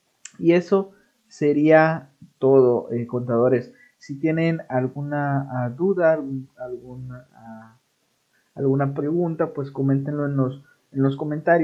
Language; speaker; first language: Spanish; native; Spanish